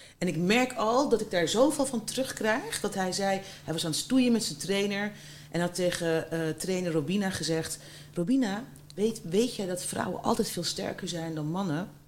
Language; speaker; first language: Dutch; early bilingual, other home language; Turkish